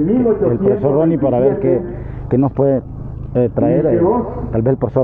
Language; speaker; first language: Spanish; native; Spanish